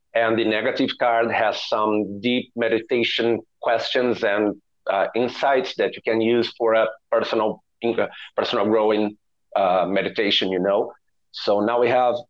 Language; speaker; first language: English; non-native, fluent; Portuguese